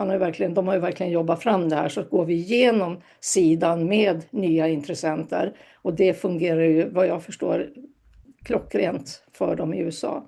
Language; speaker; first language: Swedish; native; Swedish